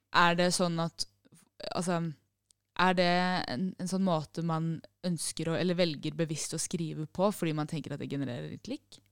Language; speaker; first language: Norwegian; early bilingual, other home language; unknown